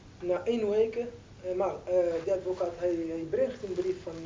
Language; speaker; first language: Dutch; non-native, learner; Arabic